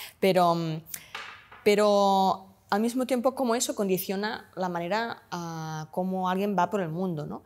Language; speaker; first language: Spanish; non-native, local second language; Catalan